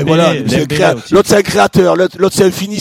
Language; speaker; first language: French; native; French